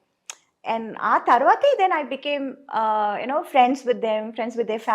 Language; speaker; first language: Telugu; non-native, local second language; Tamil